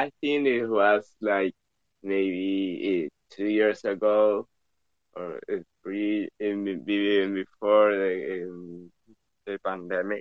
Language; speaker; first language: English; non-native, fluent; Spanish